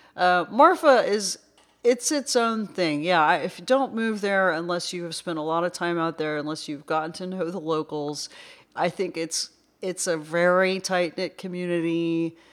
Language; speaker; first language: English; native; English